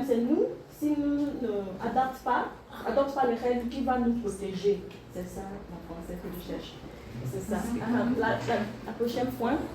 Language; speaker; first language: French; non-native, learner; English